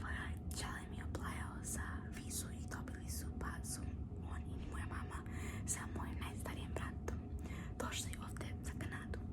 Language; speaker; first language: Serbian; early bilingual, heritage; Serbian